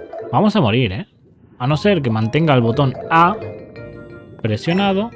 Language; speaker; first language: Spanish; native; Spanish